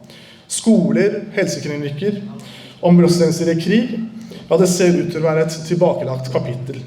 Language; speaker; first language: Norwegian; early bilingual, other home language; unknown